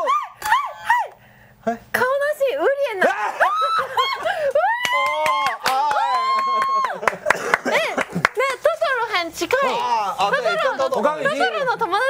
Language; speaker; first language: Japanese; non-native, learner; Chinese